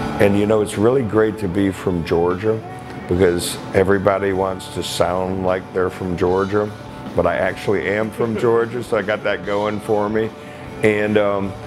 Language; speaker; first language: English; native; English